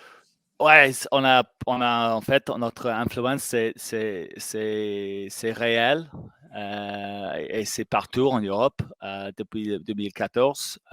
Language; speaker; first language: French; non-native, fluent; English